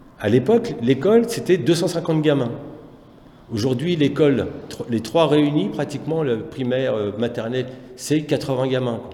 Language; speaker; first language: French; native; French